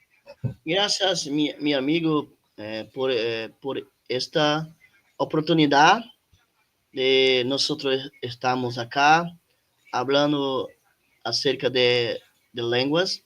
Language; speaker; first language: Spanish; non-native, learner; Portuguese